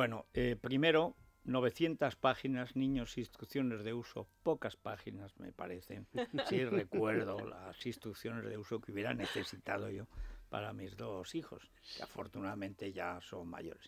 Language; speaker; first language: Spanish; native; Spanish